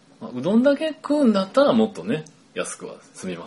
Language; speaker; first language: Japanese; native; Japanese